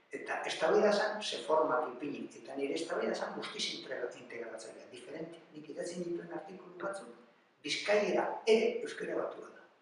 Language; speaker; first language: Basque; native; Basque